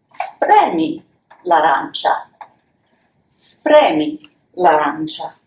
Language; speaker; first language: Italian; non-native, fluent; English